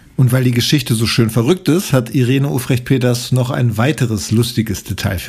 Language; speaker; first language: German; native; German